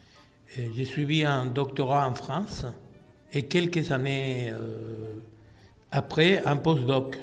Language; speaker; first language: French; non-native, fluent; Spanish